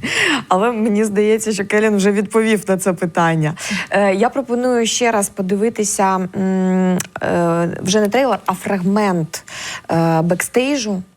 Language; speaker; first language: Ukrainian; native; Ukrainian